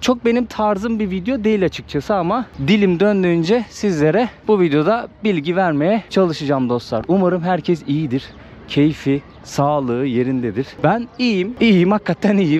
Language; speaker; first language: Turkish; native; Turkish